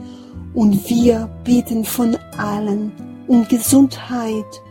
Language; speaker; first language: German; non-native, fluent; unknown